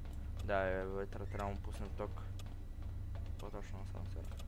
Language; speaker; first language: Bulgarian; native; Bulgarian